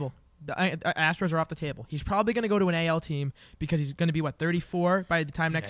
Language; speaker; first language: English; native; English